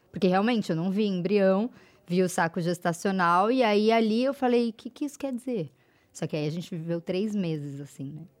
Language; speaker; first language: Portuguese; native; Portuguese